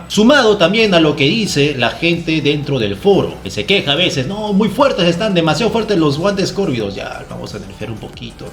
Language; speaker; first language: Spanish; native; Spanish